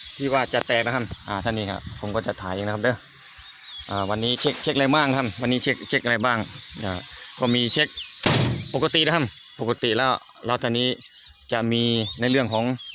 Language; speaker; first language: Thai; native; Thai